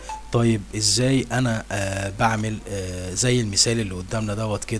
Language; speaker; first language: Arabic; native; Arabic